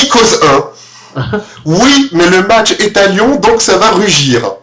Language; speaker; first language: French; native; French